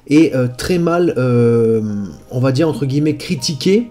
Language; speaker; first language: French; native; French